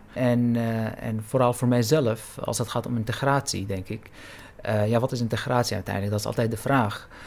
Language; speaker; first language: Dutch; non-native, fluent; Arabic